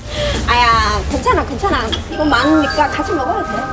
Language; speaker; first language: Korean; non-native, fluent; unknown